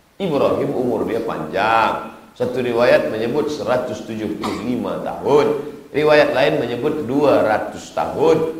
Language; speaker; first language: Malay; native; Malay